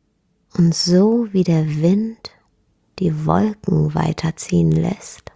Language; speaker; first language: German; native; German